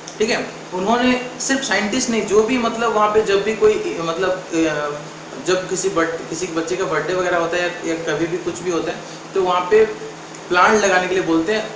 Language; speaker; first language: Hindi; non-native, local second language; Odia